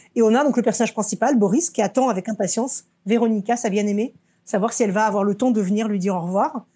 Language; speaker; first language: French; early bilingual, other home language; Russian